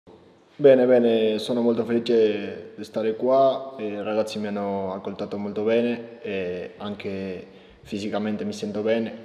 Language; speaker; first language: Italian; non-native, learner; Spanish